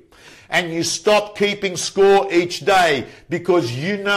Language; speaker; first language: English; native; English